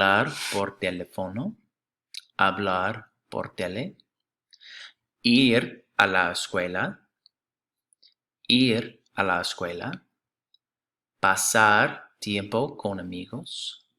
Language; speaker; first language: Spanish; non-native, fluent; English